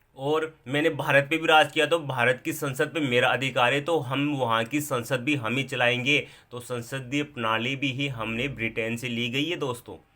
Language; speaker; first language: Hindi; native; Hindi